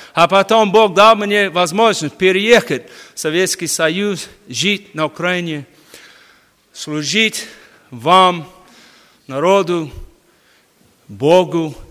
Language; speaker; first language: Russian; non-native, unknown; English